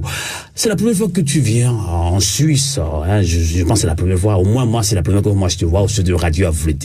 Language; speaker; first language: French; non-native, local second language; Ewe